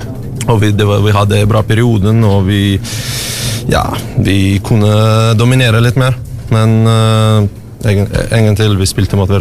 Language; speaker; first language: Norwegian; non-native, learner; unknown